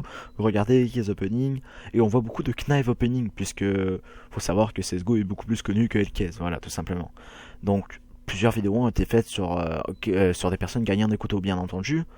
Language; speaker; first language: French; native; French